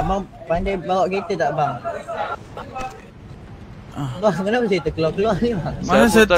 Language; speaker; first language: Malay; native; Malay